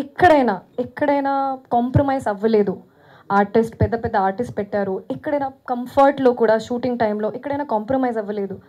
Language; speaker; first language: Telugu; non-native, fluent; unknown